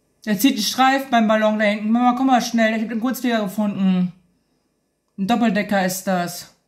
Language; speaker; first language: German; native; German